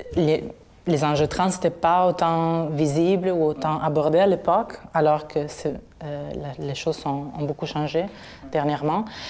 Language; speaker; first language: French; non-native, fluent; Italian